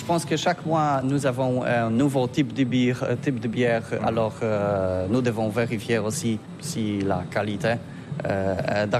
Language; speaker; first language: French; non-native, learner; Polish